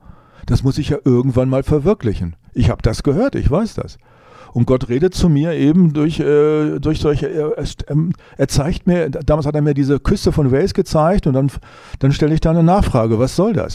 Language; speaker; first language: German; native; German